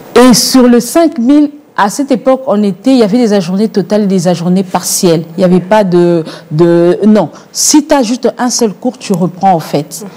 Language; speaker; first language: French; non-native, local second language; Lingala